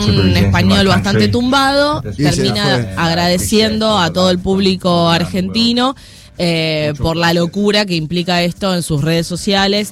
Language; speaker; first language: Spanish; native; Spanish